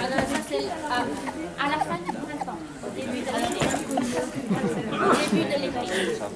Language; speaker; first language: French; non-native, fluent; Chinese